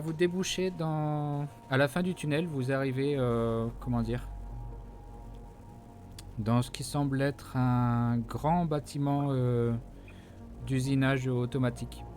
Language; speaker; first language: French; native; French